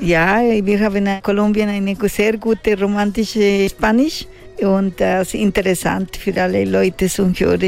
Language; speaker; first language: German; non-native, learner; Spanish